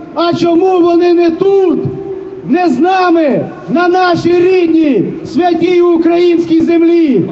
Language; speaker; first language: Ukrainian; native; Ukrainian